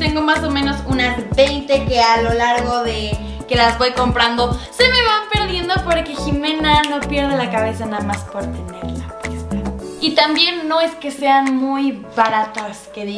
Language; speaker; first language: Spanish; native; Spanish